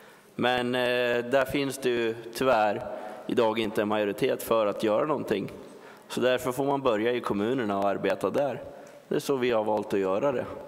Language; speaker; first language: Swedish; native; Swedish